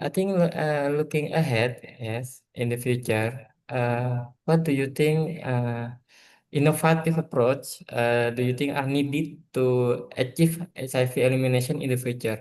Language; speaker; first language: English; non-native, learner; Indonesian